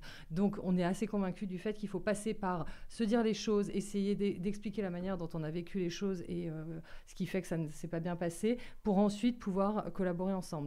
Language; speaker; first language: French; native; French